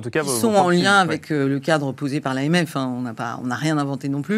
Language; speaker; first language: French; native; French